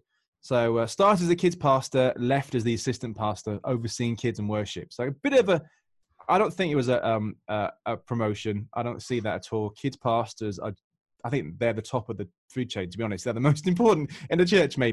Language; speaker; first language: English; native; English